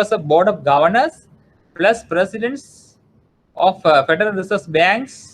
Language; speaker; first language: English; non-native, local second language; Tamil